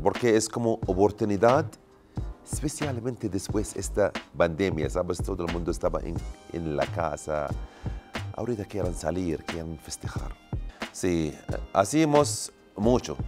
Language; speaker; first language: Spanish; non-native, learner; Arabic